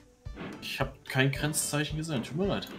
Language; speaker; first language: German; native; German